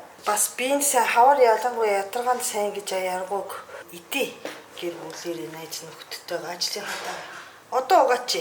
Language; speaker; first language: Mongolian; non-native, fluent; Japanese